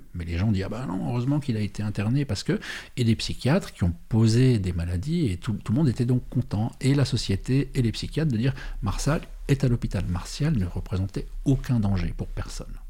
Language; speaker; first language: French; native; French